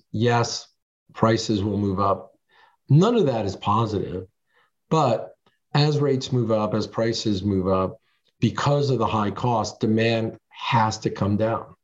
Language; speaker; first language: English; early bilingual, other home language; French